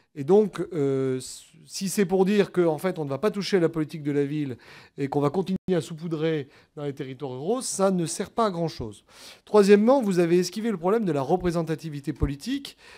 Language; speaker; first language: French; native; French